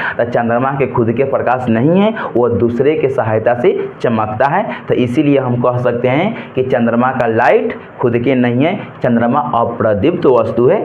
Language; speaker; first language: Hindi; native; Hindi